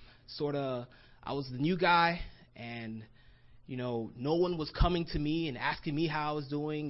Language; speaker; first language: English; native; English